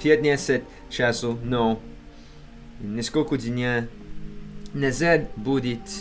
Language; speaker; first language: Russian; non-native, learner; English